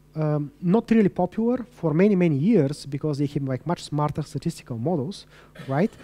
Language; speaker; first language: English; non-native, fluent; Bulgarian